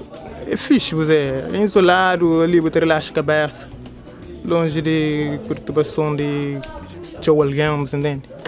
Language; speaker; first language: Portuguese; non-native, local second language; Kabuverdianu